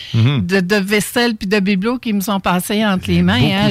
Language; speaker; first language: French; native; French